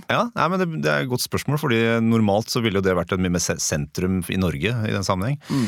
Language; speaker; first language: Norwegian; native; Norwegian